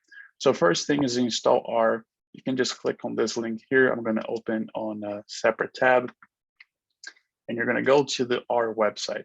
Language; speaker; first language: English; non-native, fluent; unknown